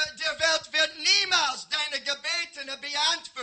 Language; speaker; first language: German; non-native, learner; English